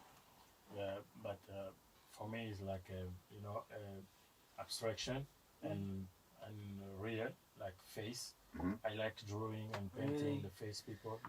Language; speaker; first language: English; non-native, learner; French